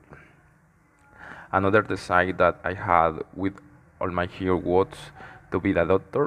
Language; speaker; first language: English; non-native, learner; Spanish